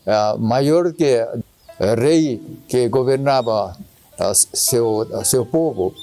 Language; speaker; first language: Portuguese; non-native, learner; Japanese